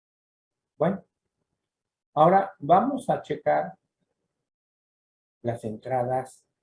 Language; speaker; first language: Spanish; native; Spanish